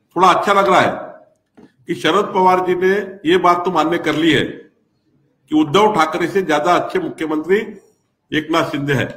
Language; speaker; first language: Hindi; non-native, local second language; Marathi